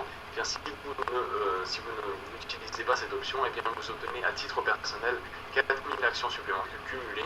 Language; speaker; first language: French; native; French